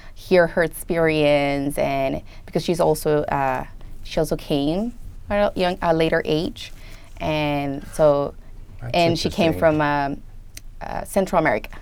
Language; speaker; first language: English; non-native, fluent; Spanish